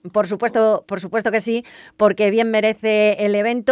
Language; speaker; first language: Spanish; native; Spanish